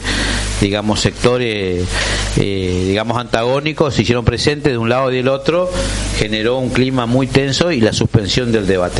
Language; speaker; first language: Spanish; native; Spanish